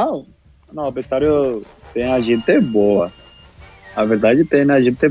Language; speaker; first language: Portuguese; non-native, local second language; Spanish